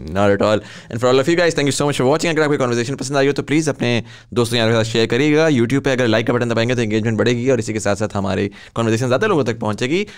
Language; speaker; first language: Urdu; native; Urdu